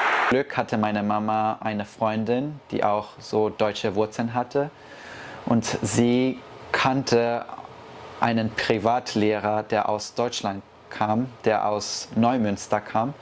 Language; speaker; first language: German; early bilingual, heritage; Spanish